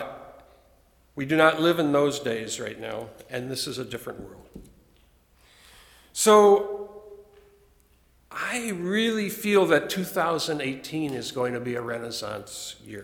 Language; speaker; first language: English; native; English